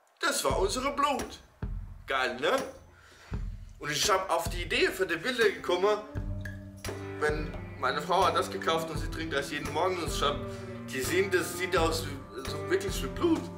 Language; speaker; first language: German; non-native, fluent; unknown